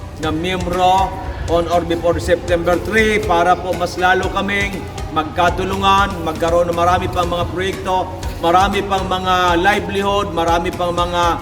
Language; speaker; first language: Filipino; non-native, local second language; Bikol